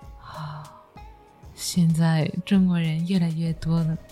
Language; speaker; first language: Chinese; non-native, learner; Japanese